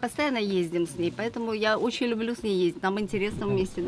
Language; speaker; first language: Russian; native; Russian